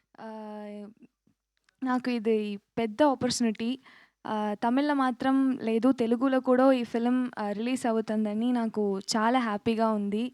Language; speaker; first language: Telugu; early bilingual, heritage; Tamil